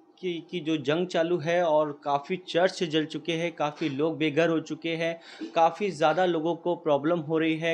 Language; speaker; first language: Hindi; native; Hindi